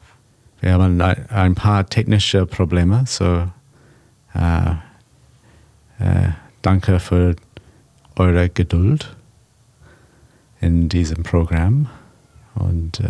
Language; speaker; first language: German; non-native, learner; English